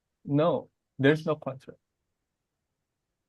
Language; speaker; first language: English; non-native, learner; Indonesian